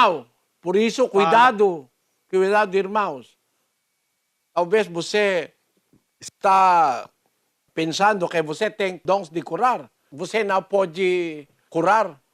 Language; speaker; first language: Portuguese; non-native, learner; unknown